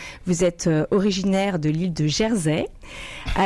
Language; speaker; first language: French; native; French